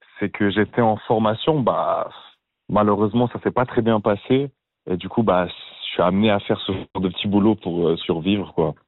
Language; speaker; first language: French; early bilingual, other home language; Albanian